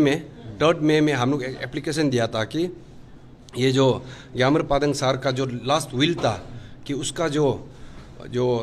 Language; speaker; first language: Hindi; non-native, local second language; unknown